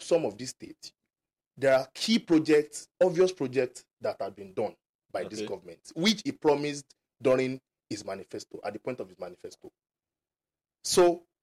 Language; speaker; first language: English; non-native, local second language; Yoruba